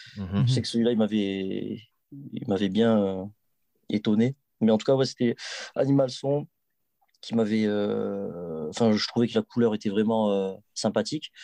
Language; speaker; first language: French; native; French